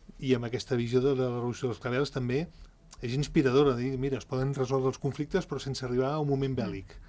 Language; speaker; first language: Catalan; native; Catalan